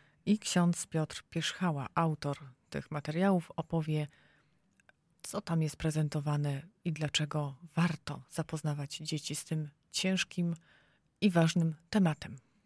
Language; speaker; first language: Polish; native; Polish